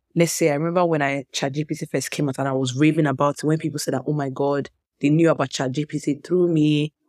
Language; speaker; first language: English; non-native, local second language; Yoruba